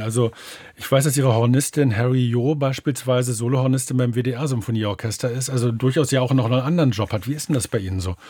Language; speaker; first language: German; native; German